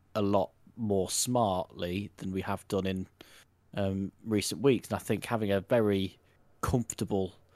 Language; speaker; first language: English; native; English